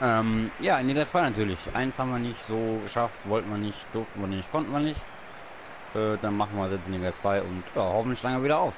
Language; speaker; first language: German; native; German